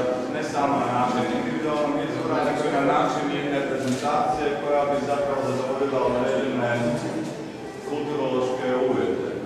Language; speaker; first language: Croatian; native; Croatian